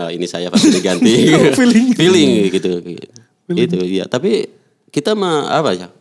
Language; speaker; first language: Indonesian; native; Indonesian